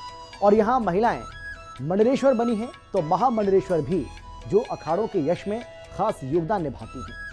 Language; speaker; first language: Hindi; native; Hindi